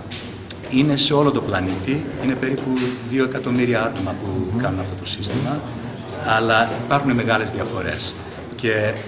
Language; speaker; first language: Greek; early bilingual, heritage; Greek